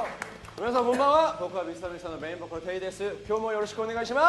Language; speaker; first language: Japanese; non-native, learner; Korean